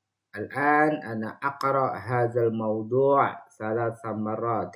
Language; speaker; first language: Arabic; non-native, fluent; Indonesian